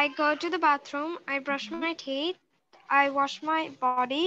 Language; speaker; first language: English; non-native, learner; Sinhala